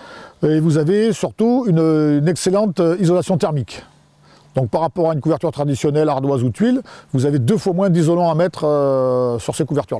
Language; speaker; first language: French; native; French